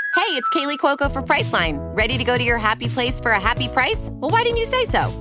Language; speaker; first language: English; early bilingual, other home language; Filipino